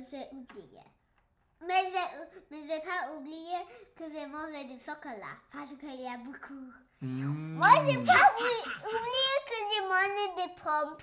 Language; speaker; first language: French; early bilingual, heritage; French